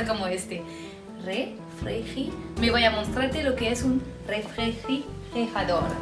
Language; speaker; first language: Spanish; non-native, learner; French